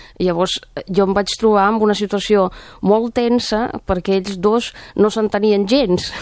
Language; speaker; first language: Catalan; non-native, fluent; Russian